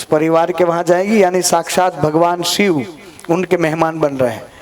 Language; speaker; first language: Hindi; non-native, local second language; Gujarati